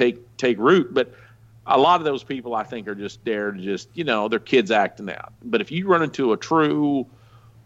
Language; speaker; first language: English; native; English